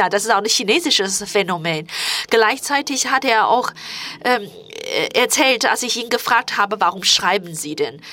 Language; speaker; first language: German; non-native, fluent; Chinese